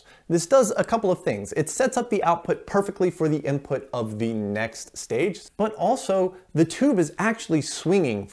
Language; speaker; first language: English; native; English